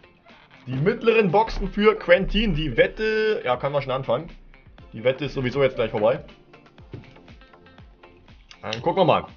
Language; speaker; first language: German; native; German